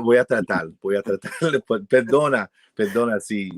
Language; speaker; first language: Spanish; early bilingual, heritage; English